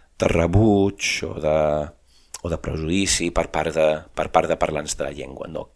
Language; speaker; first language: Catalan; non-native, fluent; English